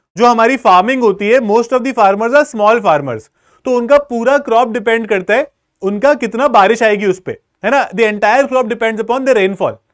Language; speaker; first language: Hindi; native; Hindi